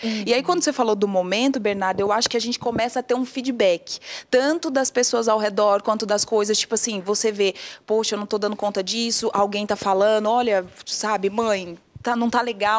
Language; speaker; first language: Portuguese; native; Portuguese